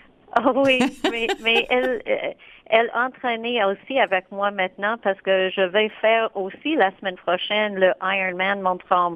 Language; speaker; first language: French; non-native, local second language; English